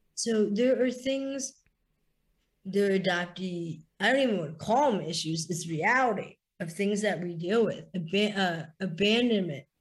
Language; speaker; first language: English; native; English